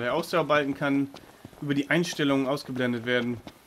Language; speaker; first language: German; native; German